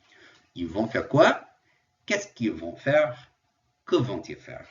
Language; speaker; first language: French; non-native, fluent; English